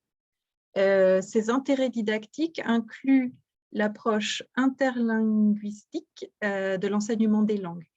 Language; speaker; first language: French; native; French